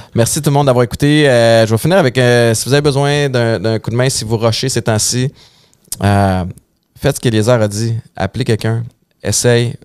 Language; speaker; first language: French; native; French